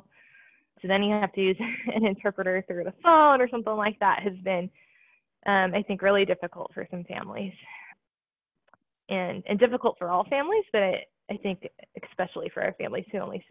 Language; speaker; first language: English; native; English